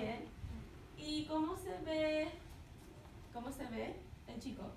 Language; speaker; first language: Spanish; non-native, fluent; English